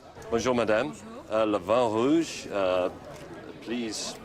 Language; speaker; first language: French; non-native, learner; English